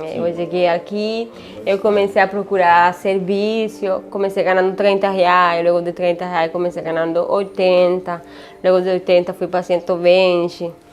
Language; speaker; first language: Portuguese; non-native, learner; Spanish